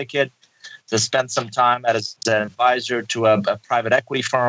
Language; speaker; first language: English; non-native, fluent; Persian